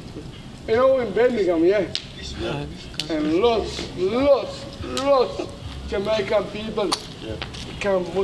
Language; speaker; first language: English; non-native, learner; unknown